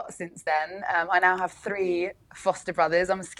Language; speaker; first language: English; native; English